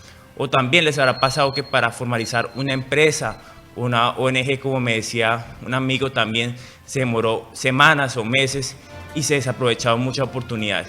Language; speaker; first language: Spanish; native; Spanish